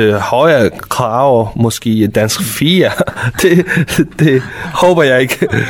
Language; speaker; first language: Danish; non-native, learner; Urdu